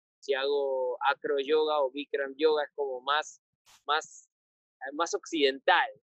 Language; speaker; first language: Spanish; native; Spanish